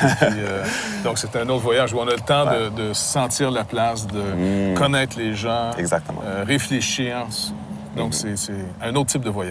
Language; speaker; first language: French; native; French